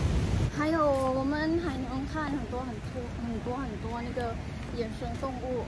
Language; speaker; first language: Chinese; non-native, learner; Thai